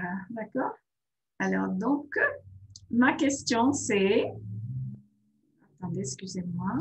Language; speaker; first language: French; non-native, fluent; Spanish